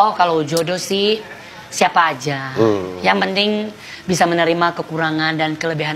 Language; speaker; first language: Indonesian; non-native, learner; Thai